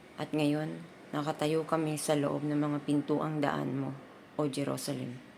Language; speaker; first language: Filipino; native; Filipino